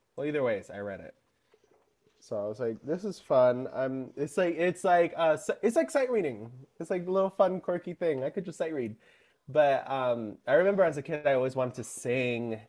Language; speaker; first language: English; native; English